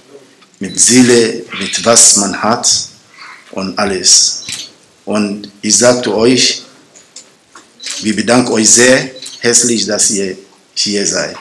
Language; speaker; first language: German; non-native, learner; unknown